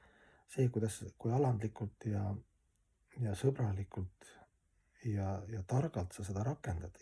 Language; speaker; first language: Estonian; native; Estonian